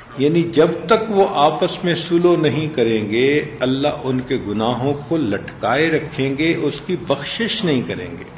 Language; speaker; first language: Urdu; non-native, local second language; Punjabi